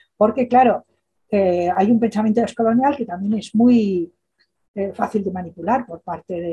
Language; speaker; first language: Spanish; native; Spanish